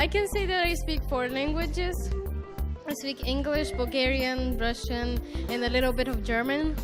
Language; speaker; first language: English; non-native, fluent; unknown